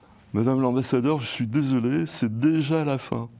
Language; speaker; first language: French; native; French